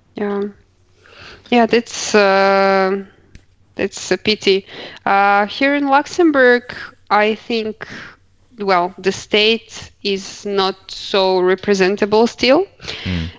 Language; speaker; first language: English; non-native, fluent; Croatian